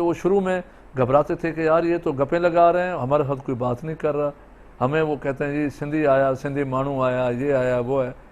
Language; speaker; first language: Urdu; non-native, local second language; Sindhi